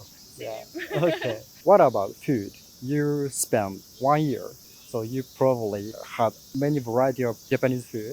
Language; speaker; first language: English; non-native, fluent; Japanese